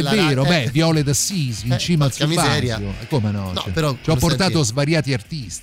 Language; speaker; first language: Italian; native; Italian